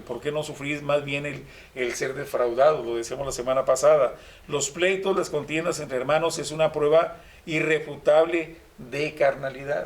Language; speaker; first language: Spanish; native; Spanish